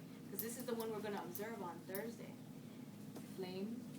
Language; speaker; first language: English; native; English